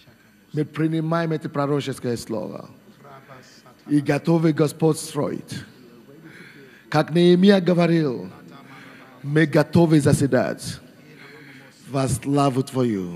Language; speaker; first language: Russian; non-native, fluent; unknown